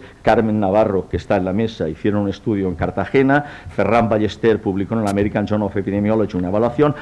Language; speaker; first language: Spanish; native; Spanish